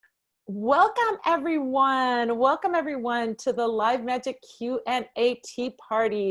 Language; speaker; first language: English; native; English